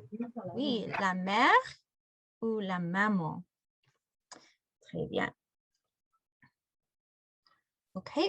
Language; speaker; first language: French; non-native, fluent; English